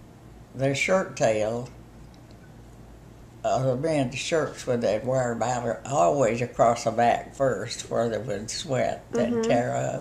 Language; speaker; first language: English; native; English